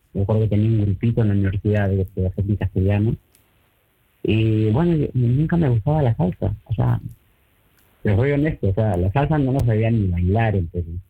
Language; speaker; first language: Spanish; native; Spanish